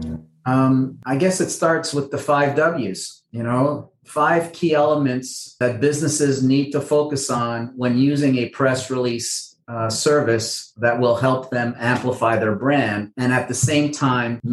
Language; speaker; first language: English; native; English